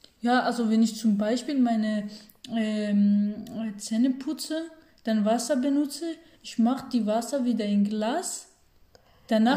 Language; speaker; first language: German; non-native, learner; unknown